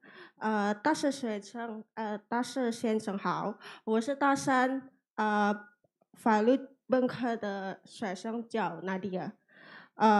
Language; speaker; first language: Chinese; non-native, learner; Indonesian